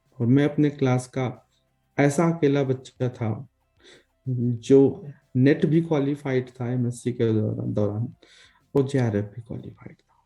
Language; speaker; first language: Hindi; native; Hindi